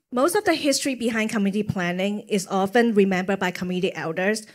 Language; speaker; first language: English; non-native, local second language; Cantonese